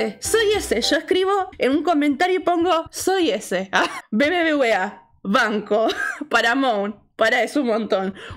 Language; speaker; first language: Spanish; native; Spanish